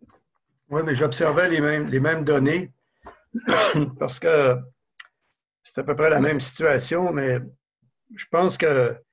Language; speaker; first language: French; native; French